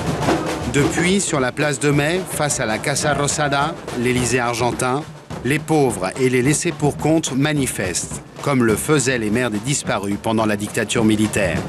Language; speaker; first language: French; native; French